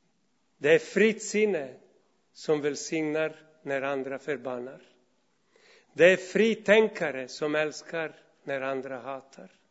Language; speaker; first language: Swedish; non-native, fluent; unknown